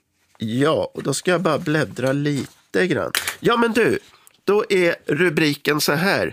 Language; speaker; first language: Swedish; native; Swedish